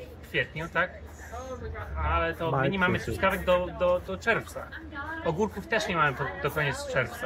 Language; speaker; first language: Polish; early bilingual, heritage; English